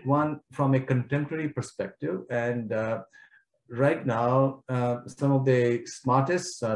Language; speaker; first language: English; non-native, local second language; Kashmiri